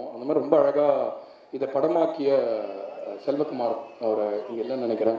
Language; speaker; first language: Tamil; native; Tamil